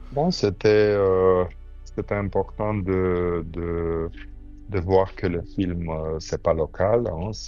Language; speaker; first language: French; non-native, fluent; Romanian